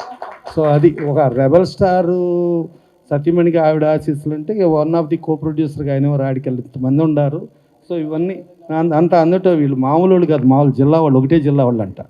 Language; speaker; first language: Telugu; native; Telugu